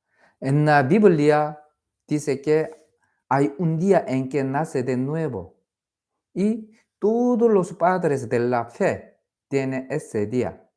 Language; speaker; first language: Spanish; non-native, fluent; Korean